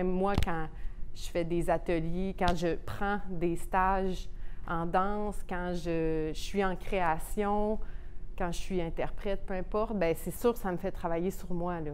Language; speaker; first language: French; native; French